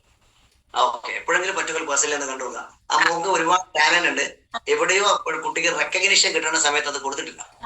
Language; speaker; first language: Malayalam; native; Malayalam